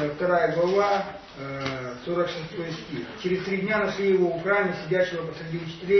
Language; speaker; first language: Russian; native; Russian